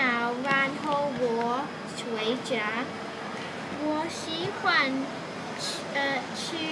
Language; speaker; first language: Chinese; non-native, learner; English